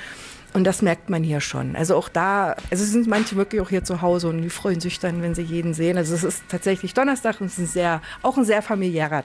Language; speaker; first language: German; native; German